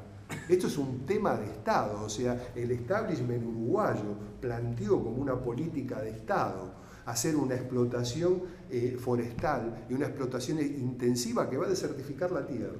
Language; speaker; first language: Spanish; native; Spanish